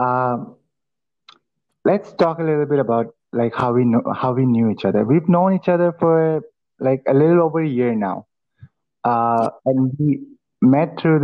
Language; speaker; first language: English; non-native, local second language; Assamese